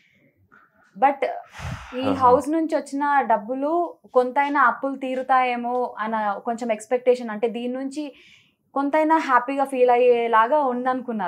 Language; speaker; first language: Telugu; native; Telugu